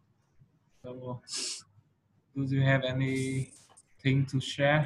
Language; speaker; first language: English; non-native, fluent; Vietnamese